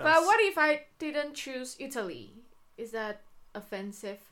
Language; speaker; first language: English; non-native, fluent; Chinese